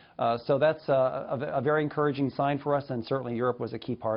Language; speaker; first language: English; native; English